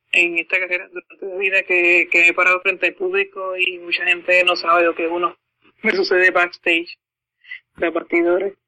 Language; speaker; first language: Spanish; native; Spanish